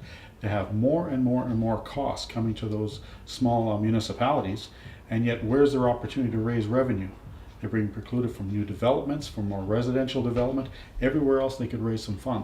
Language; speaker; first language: English; native; English